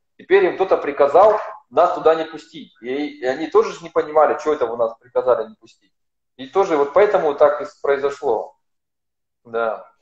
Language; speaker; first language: Russian; non-native, local second language; Ossetic